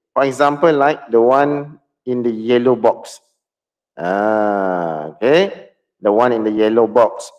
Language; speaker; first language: English; non-native, local second language; Malay